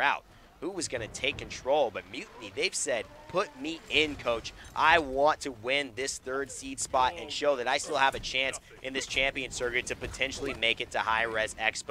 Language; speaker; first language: English; native; English